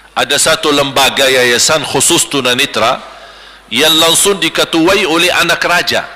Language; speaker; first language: Malay; non-native, fluent; Arabic